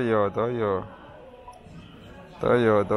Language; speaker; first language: Chinese; non-native, learner; Rundi